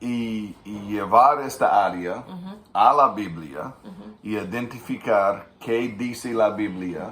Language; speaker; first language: Spanish; non-native, fluent; English